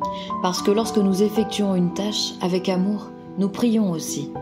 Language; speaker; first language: French; native; French